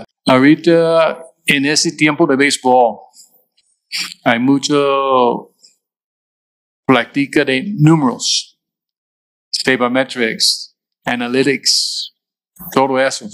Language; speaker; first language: Spanish; non-native, fluent; English